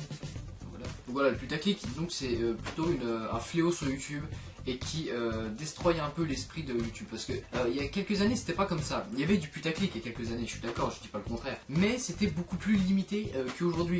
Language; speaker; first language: French; native; French